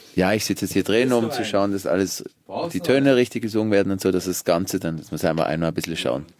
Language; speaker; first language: German; native; German